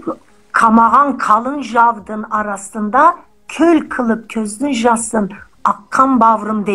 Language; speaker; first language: Kazakh; non-native, fluent; Turkish